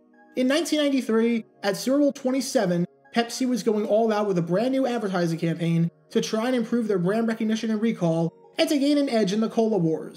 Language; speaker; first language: English; native; English